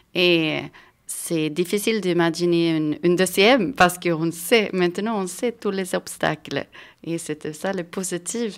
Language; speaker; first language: French; non-native, fluent; Swedish